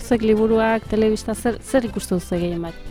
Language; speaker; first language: Basque; native; Basque